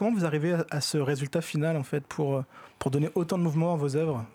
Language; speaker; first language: French; native; French